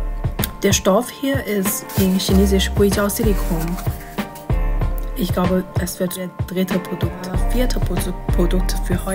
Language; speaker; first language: German; non-native, learner; Chinese